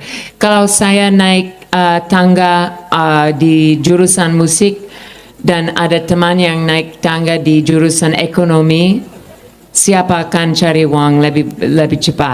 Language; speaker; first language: Indonesian; non-native, fluent; English